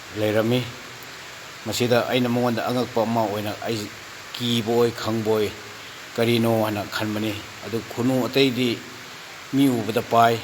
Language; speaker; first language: Manipuri; non-native, local second language; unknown